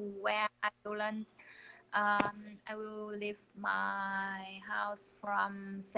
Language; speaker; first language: English; non-native, learner; Vietnamese